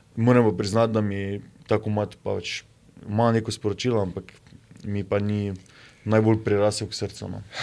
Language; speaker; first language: Slovenian; native; Slovenian